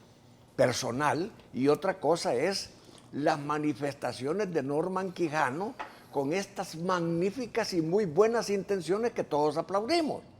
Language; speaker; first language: Spanish; native; Spanish